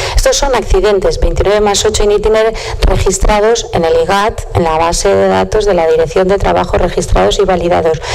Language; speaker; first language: Spanish; native; Spanish